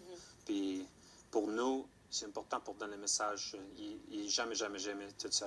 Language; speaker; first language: French; non-native, local second language; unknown